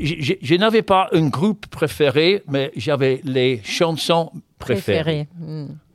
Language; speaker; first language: French; non-native, fluent; English